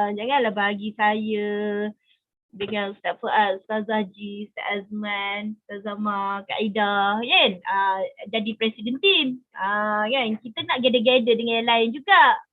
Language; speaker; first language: Malay; native; Malay